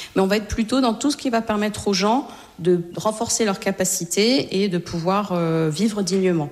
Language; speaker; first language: French; native; French